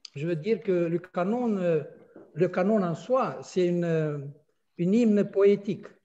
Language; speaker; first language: French; non-native, fluent; Russian